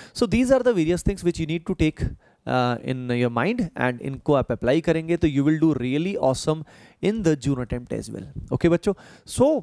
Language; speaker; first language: Hindi; native; Hindi